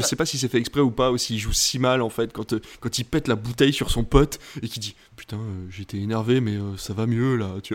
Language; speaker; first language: French; native; French